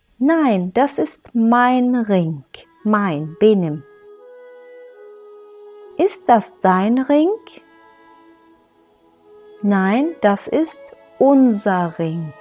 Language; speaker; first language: German; non-native, fluent; Turkish